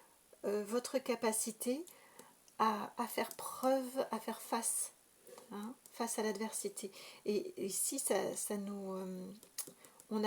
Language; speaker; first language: French; native; French